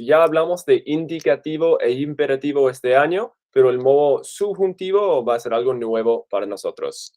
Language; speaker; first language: Spanish; non-native, fluent; English